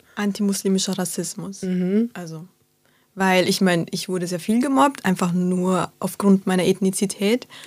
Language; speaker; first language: German; early bilingual, other home language; Turkish